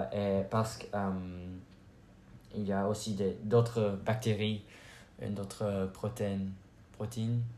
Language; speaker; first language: French; non-native, learner; English